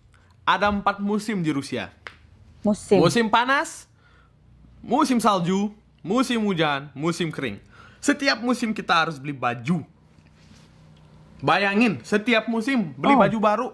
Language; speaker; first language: Indonesian; early bilingual, other home language; Russian